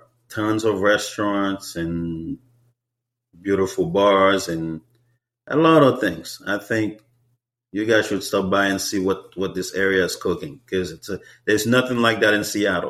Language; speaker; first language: English; non-native, fluent; Haitian Creole